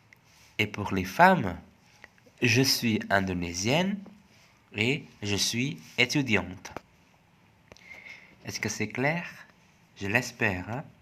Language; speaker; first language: French; non-native, fluent; Indonesian